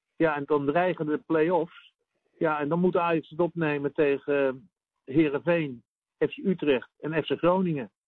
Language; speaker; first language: Dutch; native; Dutch